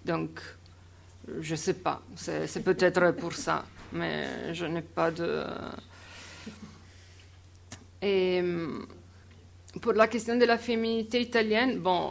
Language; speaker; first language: French; non-native, fluent; Italian